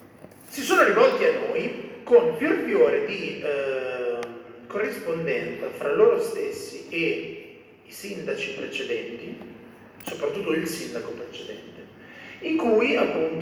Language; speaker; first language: Italian; native; Italian